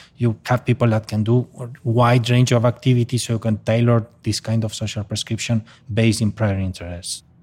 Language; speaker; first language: English; non-native, fluent; Spanish